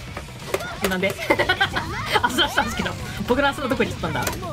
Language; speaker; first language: Japanese; native; Japanese